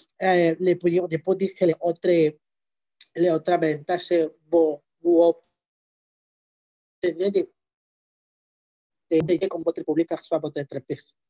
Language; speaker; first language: French; non-native, learner; Spanish